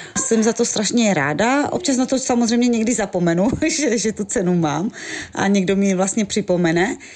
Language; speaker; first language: Czech; non-native, local second language; Romany